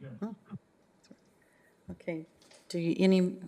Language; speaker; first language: English; native; English